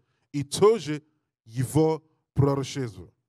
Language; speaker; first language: Russian; non-native, learner; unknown